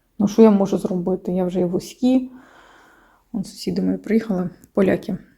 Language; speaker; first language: Ukrainian; non-native, local second language; Russian